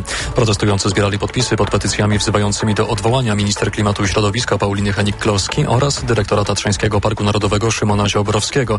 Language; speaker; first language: Polish; native; Polish